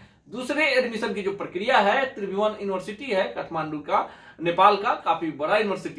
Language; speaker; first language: Hindi; native; Hindi